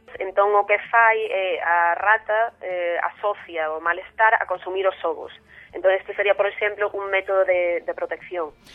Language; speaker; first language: Galician; non-native, local second language; Spanish